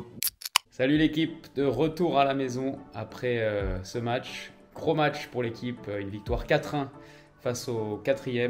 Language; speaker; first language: French; native; French